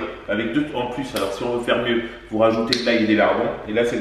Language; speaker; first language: French; native; French